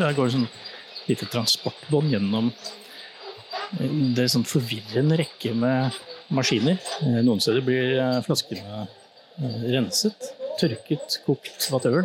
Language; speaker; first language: Norwegian; native; Norwegian